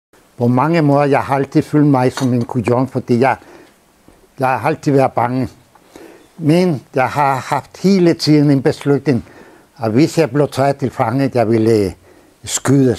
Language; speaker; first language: Danish; non-native, fluent; Spanish